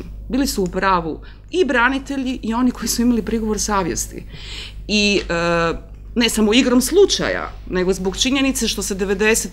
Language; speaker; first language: Croatian; native; Croatian